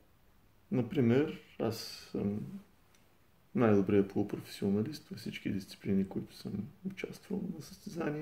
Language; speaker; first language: Bulgarian; native; Bulgarian